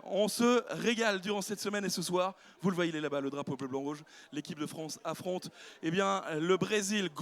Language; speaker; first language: French; native; French